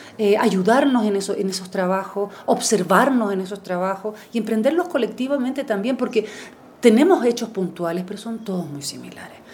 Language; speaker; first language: Spanish; native; Spanish